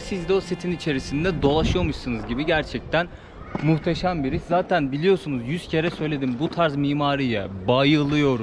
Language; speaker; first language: Turkish; native; Turkish